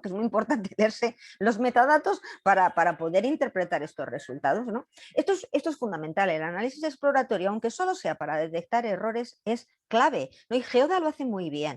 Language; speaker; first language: Spanish; native; Spanish